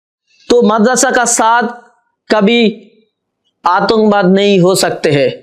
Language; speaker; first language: Hindi; non-native, local second language; Bangla